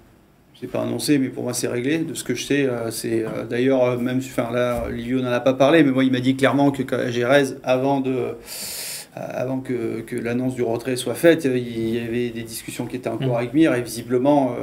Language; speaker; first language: French; native; French